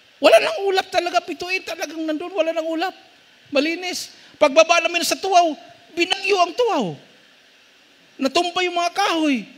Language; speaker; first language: Filipino; non-native, local second language; Cebuano